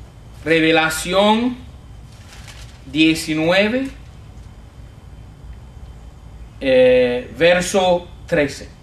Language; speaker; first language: Spanish; non-native, fluent; English